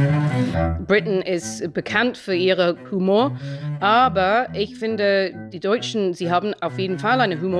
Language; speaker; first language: German; non-native, fluent; English